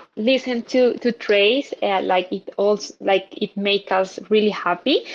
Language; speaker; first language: English; non-native, fluent; Spanish